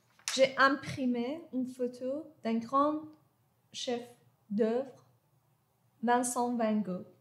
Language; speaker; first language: French; non-native, fluent; Persian